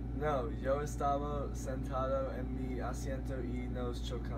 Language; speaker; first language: Spanish; non-native, learner; English